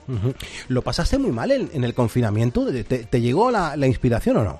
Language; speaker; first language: Spanish; native; Spanish